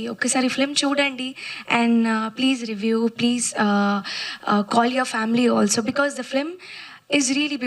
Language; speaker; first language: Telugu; non-native, learner; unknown